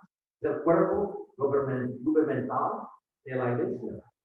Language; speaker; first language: Spanish; non-native, fluent; English